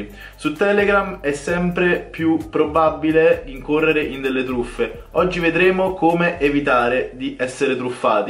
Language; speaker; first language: Italian; native; Italian